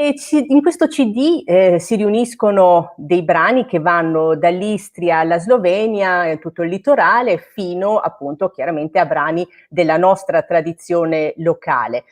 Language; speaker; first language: Italian; native; Italian